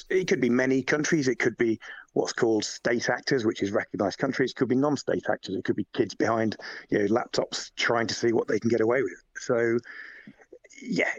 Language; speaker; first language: English; native; English